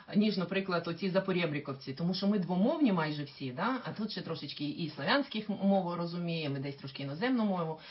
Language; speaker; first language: Ukrainian; non-native, local second language; Russian